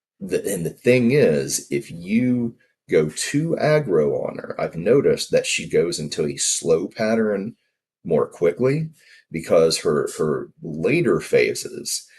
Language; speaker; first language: English; native; English